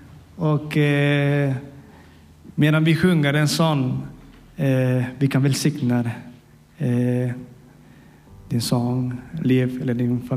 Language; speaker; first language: Swedish; non-native, learner; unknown